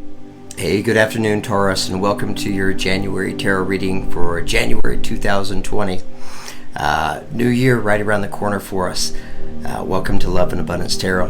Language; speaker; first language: English; native; English